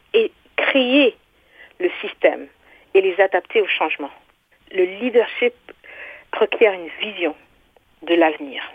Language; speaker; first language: French; non-native, local second language; Kinyarwanda